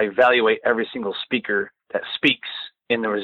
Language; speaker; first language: English; native; English